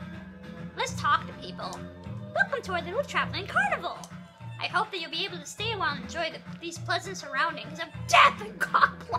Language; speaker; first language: English; native; English